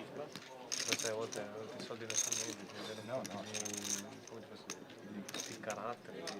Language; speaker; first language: Italian; non-native, fluent; Albanian